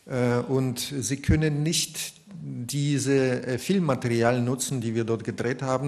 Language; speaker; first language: German; non-native, fluent; Russian